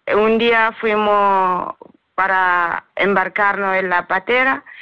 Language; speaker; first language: Spanish; non-native, learner; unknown